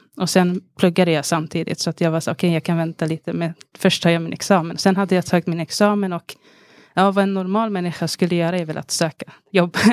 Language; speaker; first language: Swedish; early bilingual, other home language; Arabic